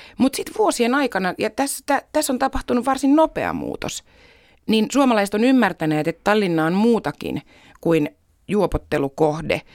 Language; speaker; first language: Finnish; native; Finnish